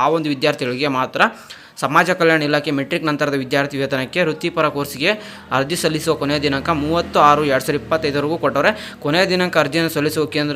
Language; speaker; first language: Kannada; native; Kannada